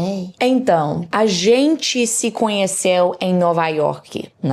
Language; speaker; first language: Portuguese; non-native, learner; English